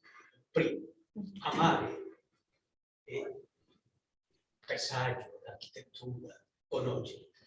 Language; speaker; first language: Italian; non-native, learner; Spanish